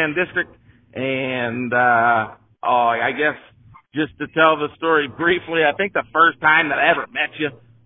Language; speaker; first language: English; native; English